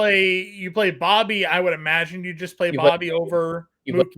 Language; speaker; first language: English; native; English